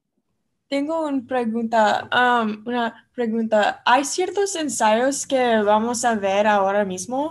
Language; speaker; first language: Spanish; non-native, learner; English